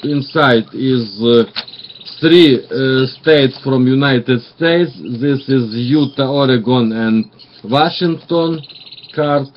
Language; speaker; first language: English; non-native, learner; Russian